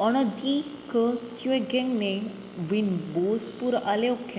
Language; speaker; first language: French; non-native, fluent; Tamil